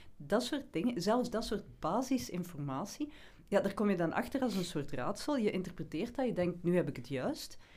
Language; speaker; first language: Dutch; native; Dutch